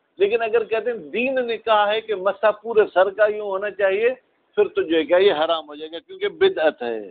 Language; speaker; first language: Urdu; non-native, local second language; Sindhi